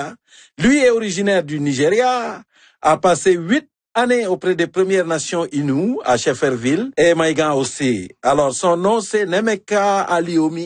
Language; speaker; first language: French; native; French